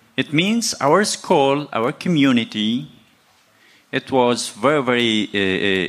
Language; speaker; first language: English; non-native, learner; Persian